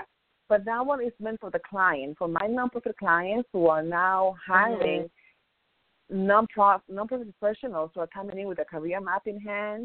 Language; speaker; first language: English; non-native, fluent; Spanish